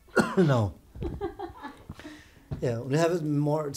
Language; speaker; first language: English; non-native, learner; Portuguese